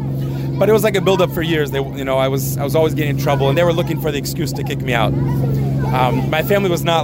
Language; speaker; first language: English; native; English